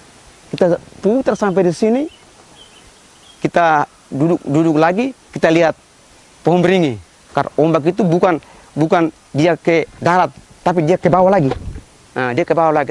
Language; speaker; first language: Indonesian; non-native, local second language; Tetum